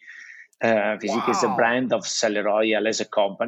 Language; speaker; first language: English; non-native, fluent; Italian